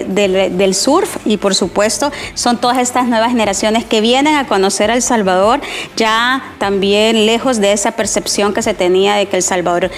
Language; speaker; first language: Spanish; native; Spanish